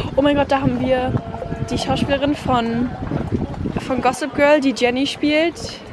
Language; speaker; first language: German; native; German